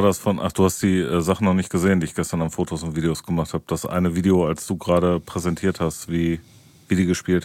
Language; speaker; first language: German; native; German